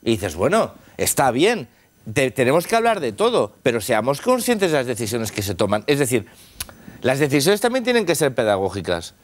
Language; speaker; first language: Spanish; non-native, local second language; Catalan